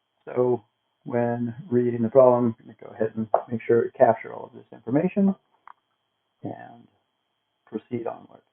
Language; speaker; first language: English; native; English